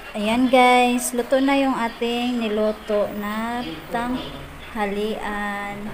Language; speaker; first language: Filipino; non-native, local second language; Cebuano